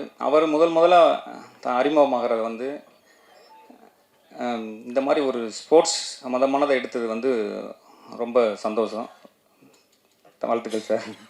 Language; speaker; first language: Tamil; native; Tamil